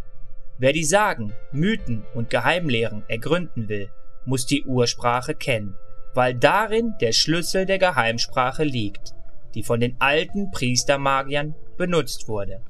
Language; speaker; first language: German; native; German